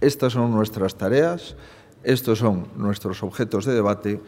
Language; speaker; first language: Spanish; native; Spanish